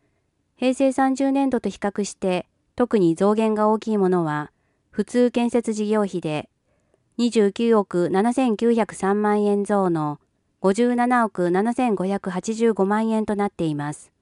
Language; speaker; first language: Japanese; native; Japanese